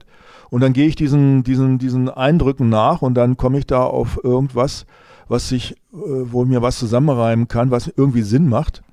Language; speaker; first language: German; native; German